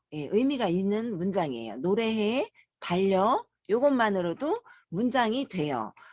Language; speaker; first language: Korean; native; Korean